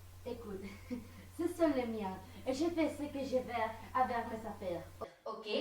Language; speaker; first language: French; non-native, learner; Spanish